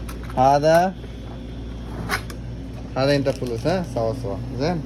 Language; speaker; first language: Arabic; non-native, learner; Bangla